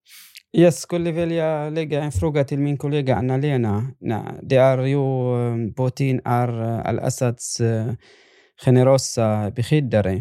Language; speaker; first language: Swedish; non-native, fluent; Arabic